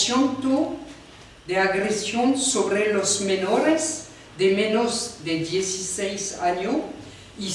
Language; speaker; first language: Spanish; non-native, fluent; French